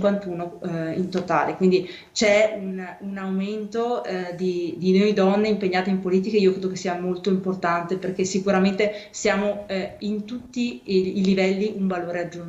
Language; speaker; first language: Italian; native; Italian